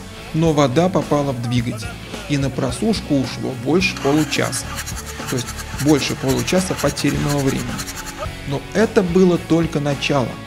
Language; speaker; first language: Russian; native; Russian